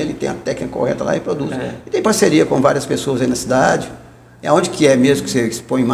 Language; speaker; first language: Portuguese; native; Portuguese